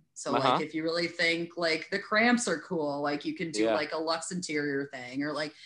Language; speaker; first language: English; native; English